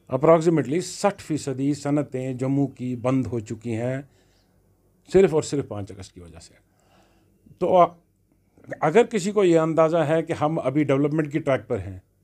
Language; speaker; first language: Hindi; non-native, local second language; Kashmiri